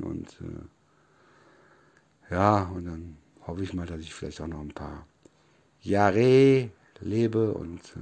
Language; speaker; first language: German; native; German